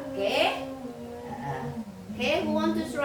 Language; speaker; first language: English; non-native, fluent; Indonesian